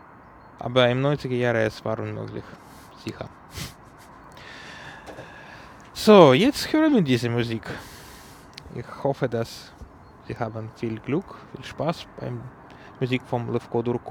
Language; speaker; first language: German; non-native, learner; Ukrainian